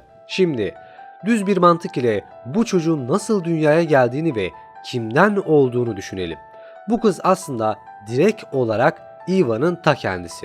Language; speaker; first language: Turkish; native; Turkish